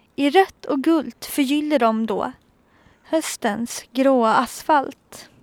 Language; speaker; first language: Swedish; native; Swedish